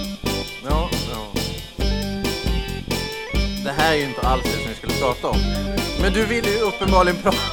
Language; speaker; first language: Swedish; native; Swedish